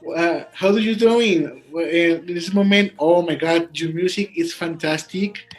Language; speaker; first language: English; non-native, learner; Spanish